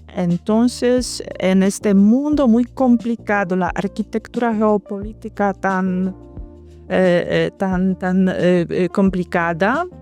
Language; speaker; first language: Spanish; non-native, fluent; Polish